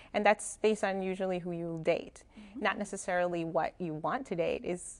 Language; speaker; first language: English; non-native, fluent; Spanish